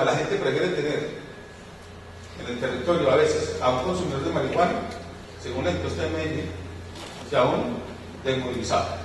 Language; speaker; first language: Spanish; native; Spanish